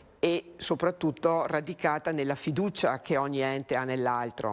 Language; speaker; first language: Italian; native; Italian